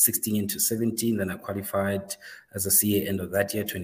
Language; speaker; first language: English; non-native, local second language; Northern Sotho